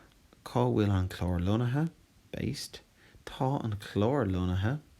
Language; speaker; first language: Irish; non-native, local second language; English